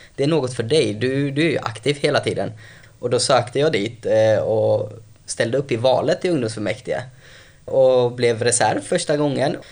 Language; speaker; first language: Swedish; early bilingual, other home language; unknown